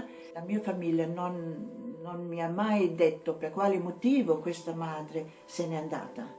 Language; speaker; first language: Italian; non-native, fluent; German